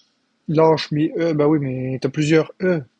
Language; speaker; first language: French; native; French